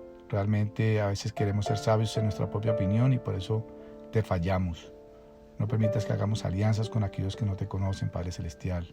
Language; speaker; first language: Spanish; native; Spanish